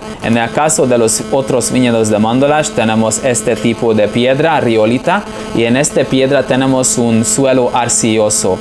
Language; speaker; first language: Spanish; non-native, fluent; Hungarian